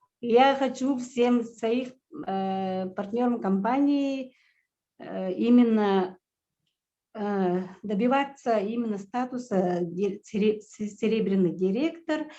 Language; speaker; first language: Russian; non-native, local second language; Yakut